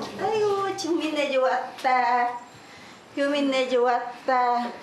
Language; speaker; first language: Korean; native; Korean